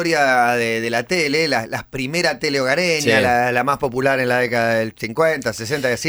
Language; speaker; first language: Spanish; native; Spanish